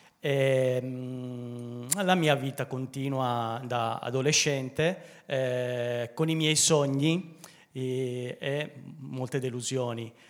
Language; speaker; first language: Italian; native; Italian